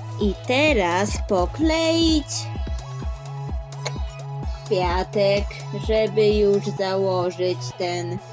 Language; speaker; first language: Polish; early bilingual, heritage; Polish